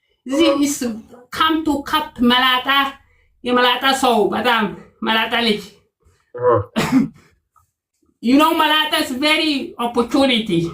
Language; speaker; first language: English; non-native, learner; Oromo